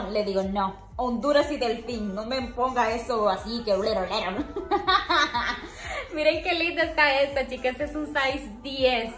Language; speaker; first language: Spanish; native; Spanish